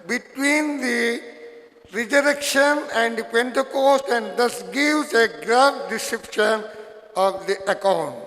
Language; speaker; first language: English; non-native, local second language; Telugu